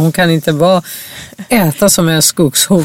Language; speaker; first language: Swedish; non-native, fluent; Persian